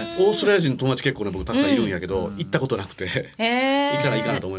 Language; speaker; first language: Japanese; native; Japanese